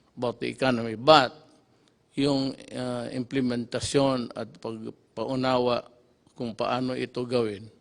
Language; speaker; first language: Filipino; non-native, local second language; Cebuano